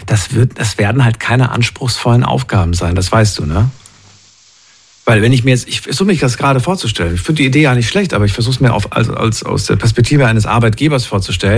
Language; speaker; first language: German; native; German